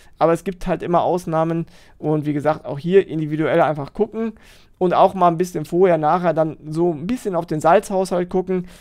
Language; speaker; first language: German; native; German